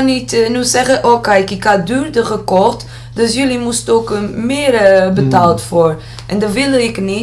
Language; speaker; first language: Dutch; non-native, learner; Portuguese